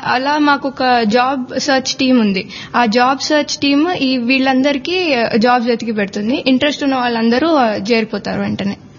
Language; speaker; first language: Telugu; native; Telugu